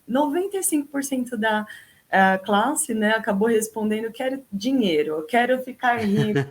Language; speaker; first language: Portuguese; native; Portuguese